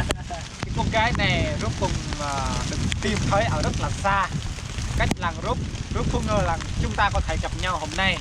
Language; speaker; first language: Vietnamese; non-native, local second language; Jarai